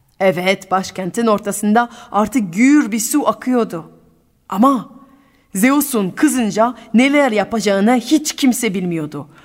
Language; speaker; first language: Turkish; non-native, fluent; French